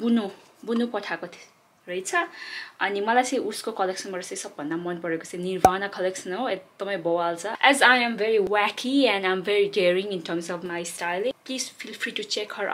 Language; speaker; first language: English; non-native, fluent; Nepali